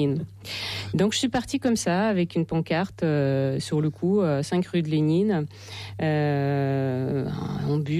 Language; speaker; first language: French; non-native, fluent; Russian